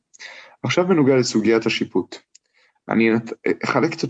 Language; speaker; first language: Hebrew; native; Hebrew